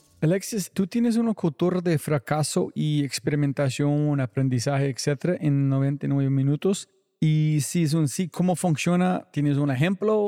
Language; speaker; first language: Spanish; non-native, learner; English